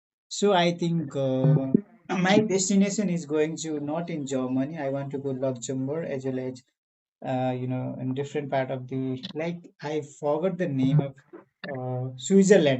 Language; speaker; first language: English; non-native, learner; Nepali